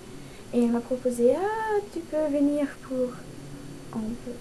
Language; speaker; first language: French; non-native, learner; German